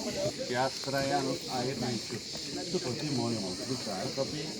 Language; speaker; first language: Indonesian; non-native, learner; Turkish